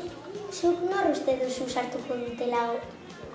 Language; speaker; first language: Basque; non-native, local second language; Spanish